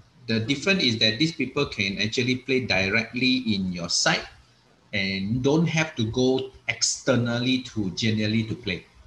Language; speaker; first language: English; non-native, local second language; Malay